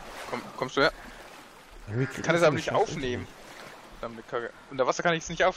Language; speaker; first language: German; native; German